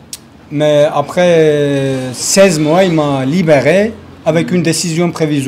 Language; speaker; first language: French; non-native, learner; Kurdish